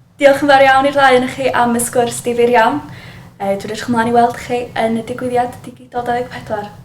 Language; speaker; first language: Welsh; native; Welsh